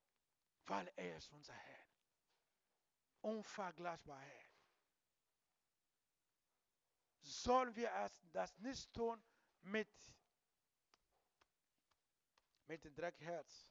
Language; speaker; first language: German; non-native, learner; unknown